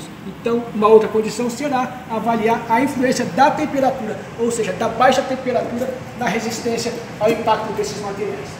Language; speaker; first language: Portuguese; native; Portuguese